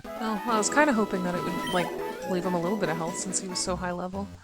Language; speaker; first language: English; native; English